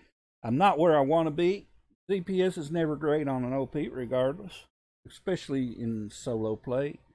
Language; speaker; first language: English; native; English